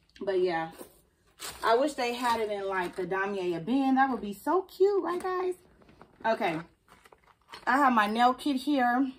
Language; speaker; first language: English; native; English